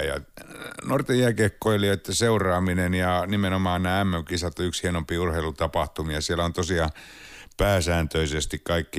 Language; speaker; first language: Finnish; native; Finnish